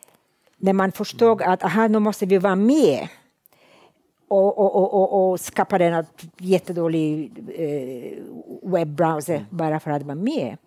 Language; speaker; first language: Swedish; non-native, fluent; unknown